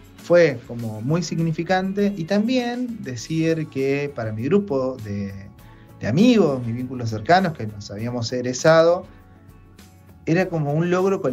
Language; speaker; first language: Spanish; native; Spanish